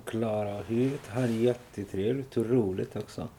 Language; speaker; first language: Swedish; non-native, learner; Arabic